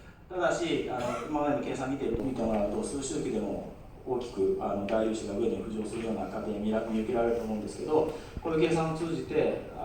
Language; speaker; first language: Japanese; native; Japanese